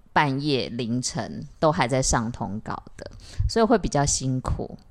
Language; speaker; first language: Chinese; native; Chinese